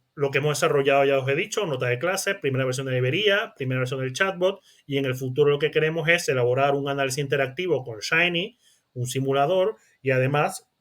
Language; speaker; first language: Spanish; native; Spanish